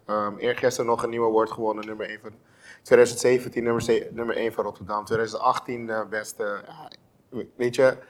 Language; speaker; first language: Dutch; non-native, local second language; Papiamento